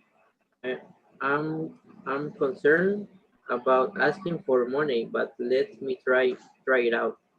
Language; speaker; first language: English; non-native, learner; Spanish